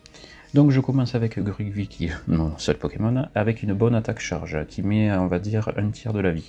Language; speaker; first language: French; native; French